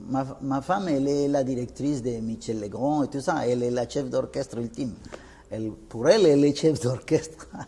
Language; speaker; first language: French; non-native, fluent; Spanish